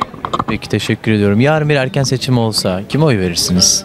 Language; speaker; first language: Turkish; native; Turkish